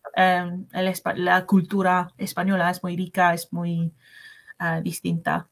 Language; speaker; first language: Spanish; non-native, learner; English